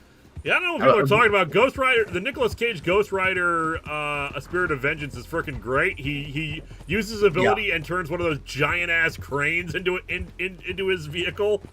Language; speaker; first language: English; native; English